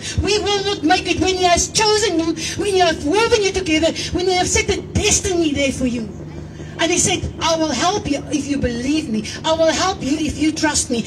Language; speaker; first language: English; non-native, local second language; Afrikaans